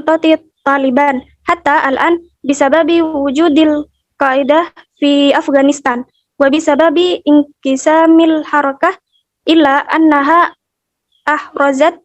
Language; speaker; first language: Arabic; non-native, learner; Indonesian